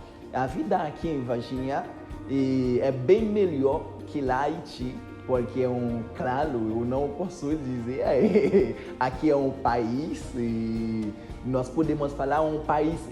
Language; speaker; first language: Portuguese; non-native, learner; Haitian Creole